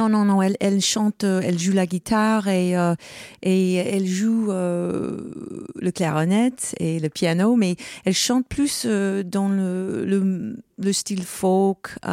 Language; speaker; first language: French; non-native, learner; English